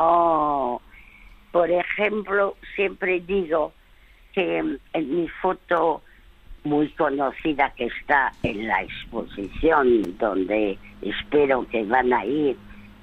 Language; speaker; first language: Spanish; early bilingual, other home language; French